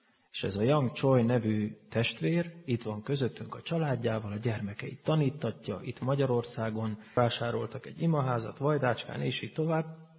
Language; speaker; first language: Hungarian; native; Hungarian